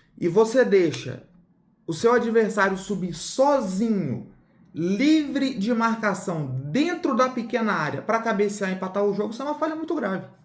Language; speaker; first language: Portuguese; native; Portuguese